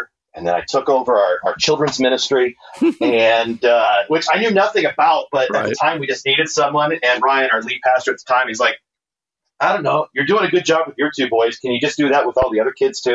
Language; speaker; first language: English; native; English